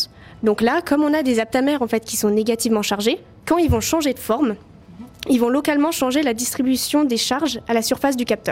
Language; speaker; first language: French; native; French